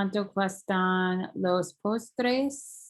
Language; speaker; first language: Spanish; non-native, learner; English